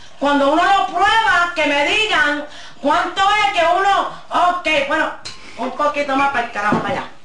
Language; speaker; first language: Spanish; early bilingual, heritage; Spanish